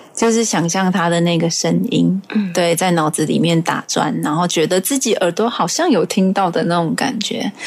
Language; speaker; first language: Chinese; non-native, local second language; Hakka Chinese